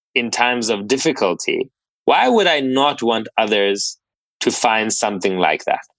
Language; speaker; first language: English; native; English